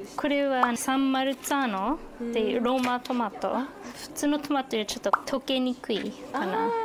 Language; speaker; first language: Japanese; non-native, fluent; English